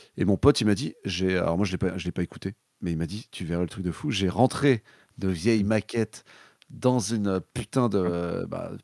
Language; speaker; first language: French; native; French